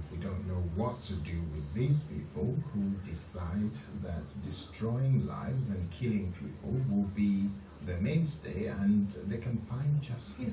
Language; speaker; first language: English; non-native, local second language; Yoruba